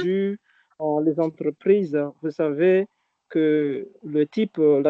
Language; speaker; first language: French; non-native, local second language; Arabic